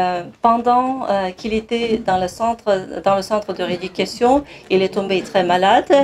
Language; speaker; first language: French; non-native, fluent; Kazakh